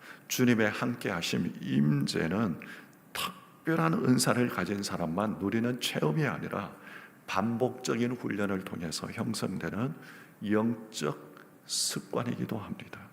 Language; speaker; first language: Korean; native; Korean